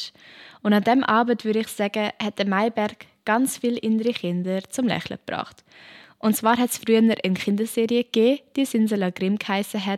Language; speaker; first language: German; native; German